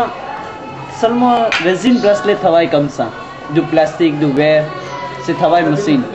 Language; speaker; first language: French; non-native, learner; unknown